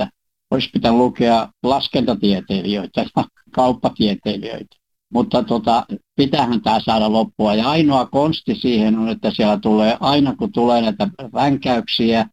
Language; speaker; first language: Finnish; native; Finnish